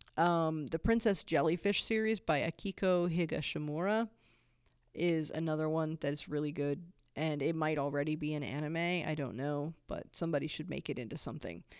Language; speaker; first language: English; native; English